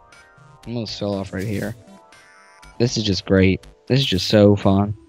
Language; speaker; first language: English; native; English